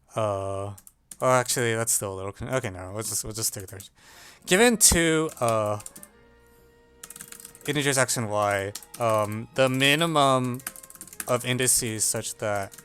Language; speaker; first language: English; native; English